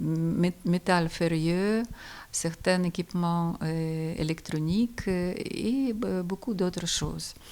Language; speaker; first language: French; non-native, fluent; Ukrainian